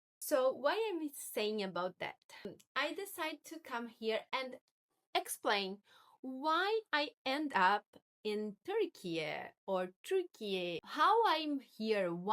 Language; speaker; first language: English; non-native, learner; Portuguese